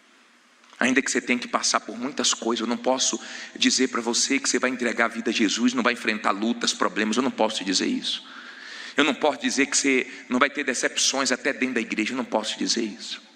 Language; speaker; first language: Portuguese; native; Portuguese